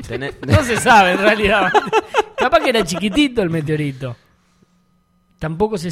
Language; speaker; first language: Spanish; native; Spanish